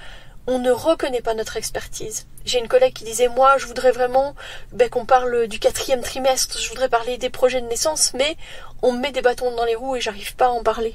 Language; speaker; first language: French; native; French